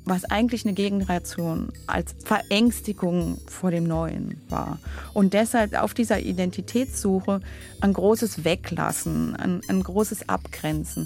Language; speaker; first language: German; native; German